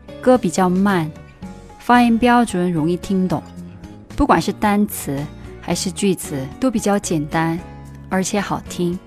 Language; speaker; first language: Chinese; non-native, fluent; Korean